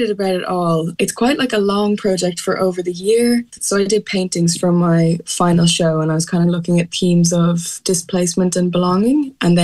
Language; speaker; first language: English; native; English